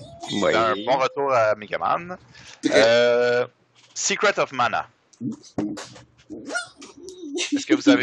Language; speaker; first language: French; native; French